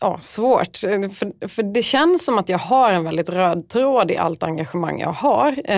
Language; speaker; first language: Swedish; early bilingual, other home language; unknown